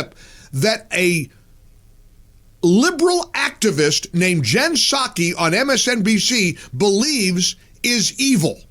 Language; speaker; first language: English; native; English